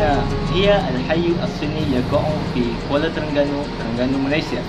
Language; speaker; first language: Arabic; non-native, learner; Malay